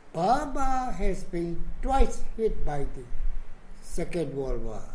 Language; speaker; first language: English; non-native, fluent; Burmese